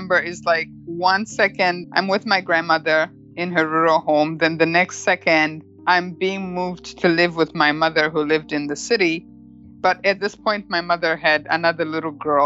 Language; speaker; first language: English; non-native, local second language; Shona